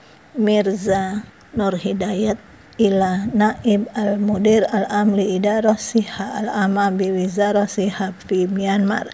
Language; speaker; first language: Arabic; non-native, fluent; Indonesian